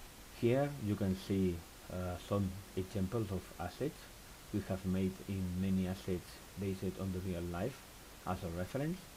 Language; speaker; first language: English; non-native, fluent; Spanish